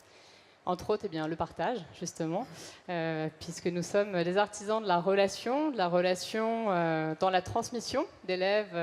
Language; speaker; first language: French; native; French